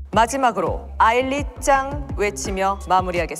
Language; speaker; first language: Korean; native; Korean